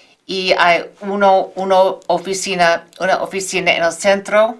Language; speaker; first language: Spanish; non-native, fluent; English